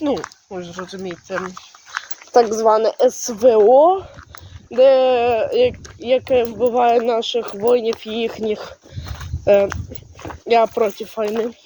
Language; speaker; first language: Ukrainian; non-native, local second language; Russian